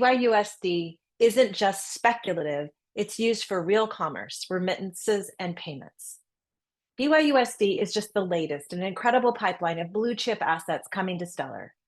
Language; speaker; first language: English; native; English